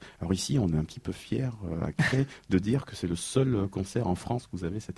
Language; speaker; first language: French; native; French